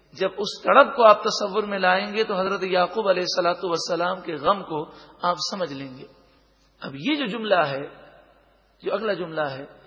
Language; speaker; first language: Urdu; native; Urdu